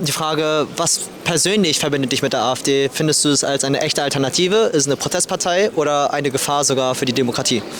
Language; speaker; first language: German; native; German